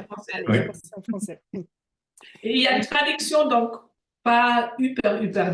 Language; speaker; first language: French; non-native, fluent; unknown